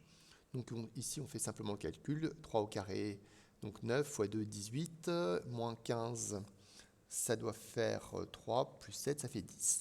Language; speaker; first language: French; native; French